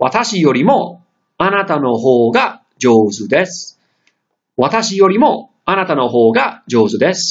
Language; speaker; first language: Japanese; non-native, fluent; English